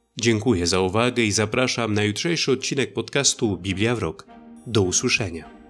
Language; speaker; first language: Polish; native; Polish